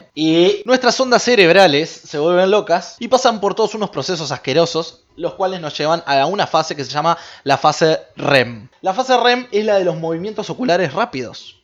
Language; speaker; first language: Spanish; native; Spanish